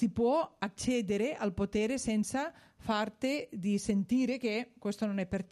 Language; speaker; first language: Italian; non-native, fluent; Spanish